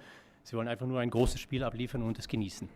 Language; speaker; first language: German; native; German